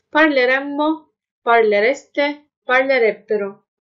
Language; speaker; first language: Italian; non-native, fluent; Arabic